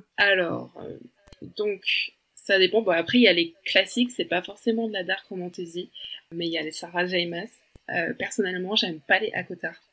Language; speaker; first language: French; early bilingual, other home language; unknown